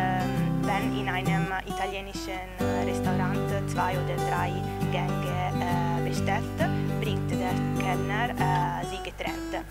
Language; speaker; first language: German; non-native, learner; Italian